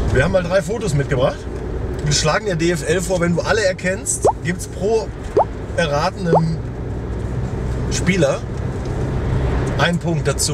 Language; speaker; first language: German; native; German